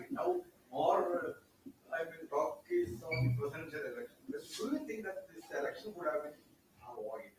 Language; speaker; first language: English; non-native, local second language; Malayalam